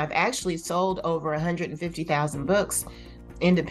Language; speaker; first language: English; native; English